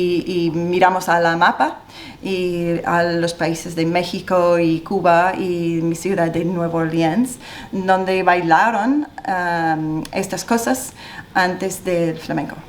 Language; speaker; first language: Spanish; non-native, fluent; English